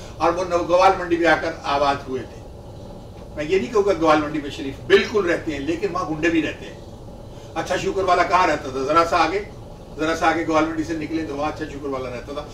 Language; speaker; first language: Urdu; native; Urdu